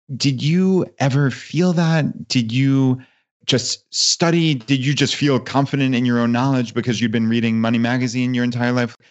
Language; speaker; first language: English; native; English